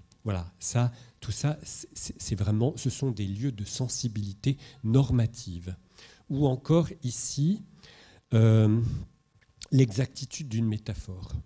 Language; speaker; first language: French; native; French